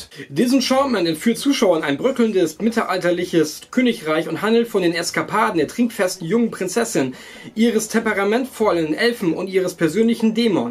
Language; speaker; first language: German; native; German